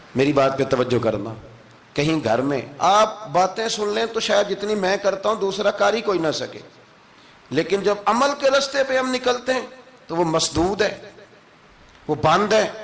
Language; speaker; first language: Urdu; non-native, local second language; Punjabi